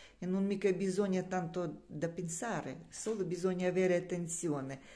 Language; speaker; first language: Italian; non-native, learner; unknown